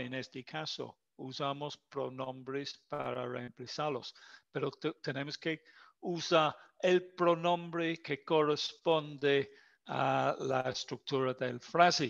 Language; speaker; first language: Spanish; non-native, fluent; English